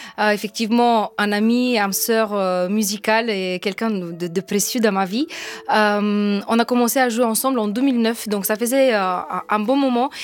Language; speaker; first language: French; non-native, fluent; Bulgarian